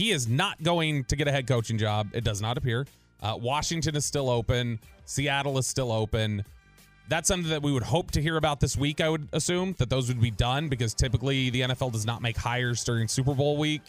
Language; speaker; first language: English; native; English